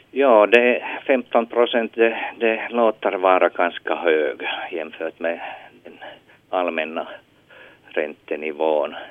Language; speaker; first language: Swedish; non-native, local second language; Finnish